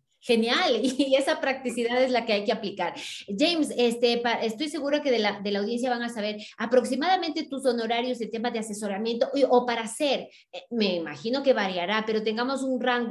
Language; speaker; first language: Spanish; native; Spanish